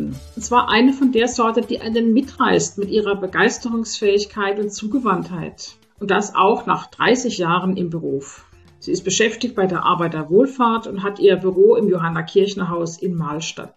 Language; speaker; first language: German; native; German